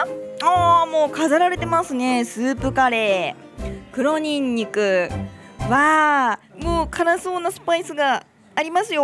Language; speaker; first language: Japanese; native; Japanese